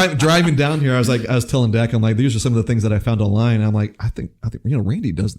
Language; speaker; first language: English; native; English